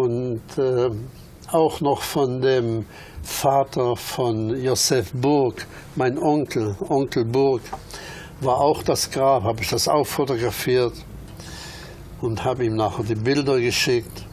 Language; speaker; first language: German; early bilingual, other home language; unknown